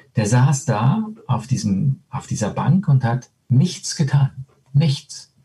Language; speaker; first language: German; native; German